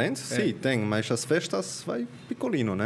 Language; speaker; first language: Portuguese; non-native, learner; Swiss German